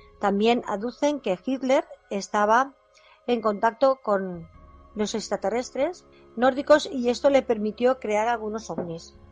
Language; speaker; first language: Spanish; native; Spanish